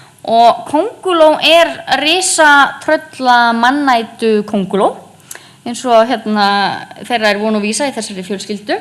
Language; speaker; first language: Icelandic; native; Icelandic